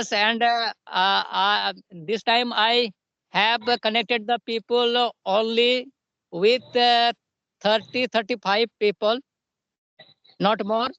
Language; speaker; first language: English; non-native, learner; Hindi